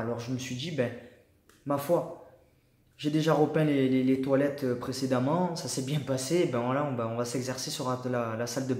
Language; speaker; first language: French; native; French